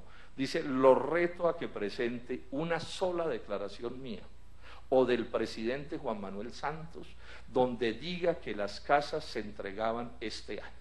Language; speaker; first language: Spanish; native; Spanish